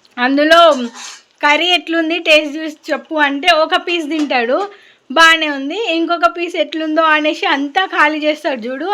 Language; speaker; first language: Telugu; non-native, local second language; Lambadi